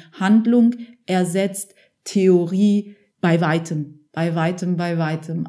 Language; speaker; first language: German; early bilingual, other home language; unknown